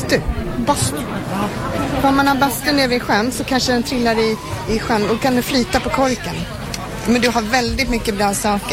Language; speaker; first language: Swedish; native; Swedish